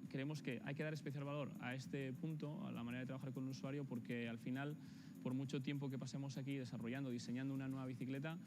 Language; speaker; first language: Spanish; native; Spanish